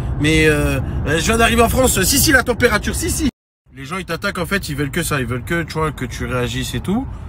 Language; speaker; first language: French; native; French